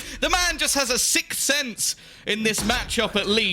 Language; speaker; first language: English; native; English